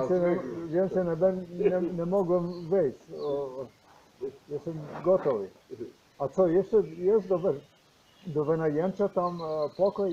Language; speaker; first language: Polish; non-native, learner; Croatian